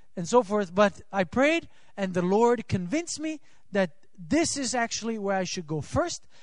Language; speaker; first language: English; non-native, fluent; Swiss German